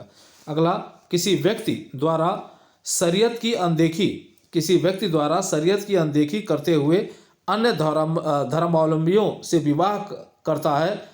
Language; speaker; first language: Hindi; native; Hindi